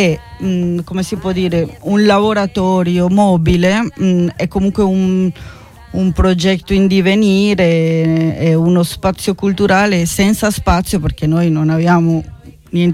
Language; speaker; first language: Italian; non-native, fluent; Spanish